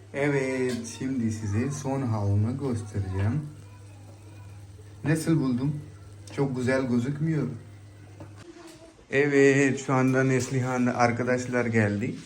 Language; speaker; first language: Turkish; non-native, learner; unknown